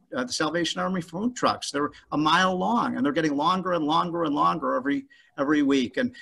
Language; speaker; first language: English; native; English